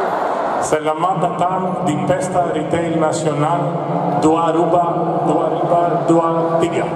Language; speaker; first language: Indonesian; non-native, fluent; Greek